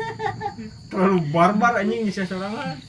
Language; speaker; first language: Indonesian; non-native, local second language; Sundanese